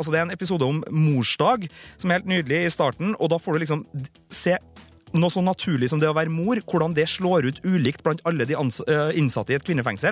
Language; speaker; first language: Norwegian; native; Norwegian